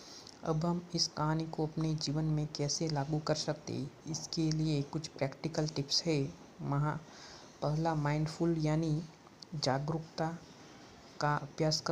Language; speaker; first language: Hindi; native; Hindi